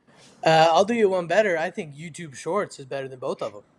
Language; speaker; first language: English; native; English